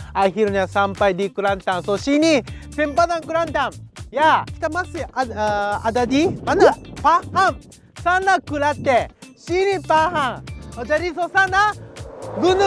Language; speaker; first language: Indonesian; non-native, learner; Japanese